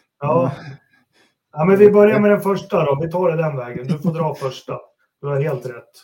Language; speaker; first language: Swedish; native; Swedish